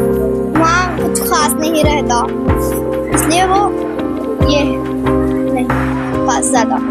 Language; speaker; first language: Urdu; native; Urdu